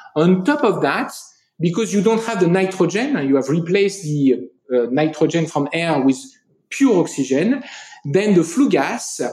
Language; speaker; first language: English; non-native, fluent; French